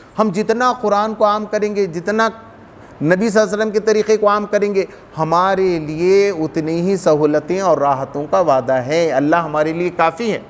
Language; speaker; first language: Urdu; native; Urdu